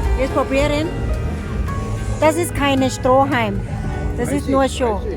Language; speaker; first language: German; non-native, learner; Thai